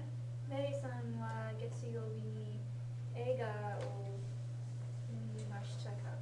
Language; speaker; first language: Japanese; non-native, learner; English